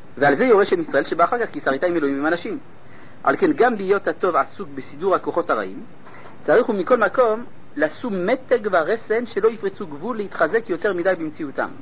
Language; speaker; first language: Hebrew; non-native, fluent; French